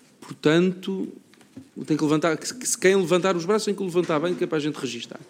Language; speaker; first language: Portuguese; native; Portuguese